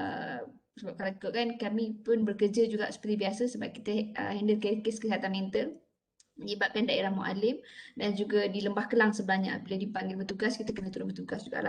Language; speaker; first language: Malay; native; Malay